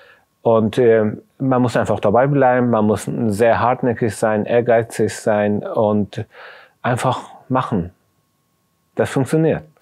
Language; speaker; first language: German; non-native, fluent; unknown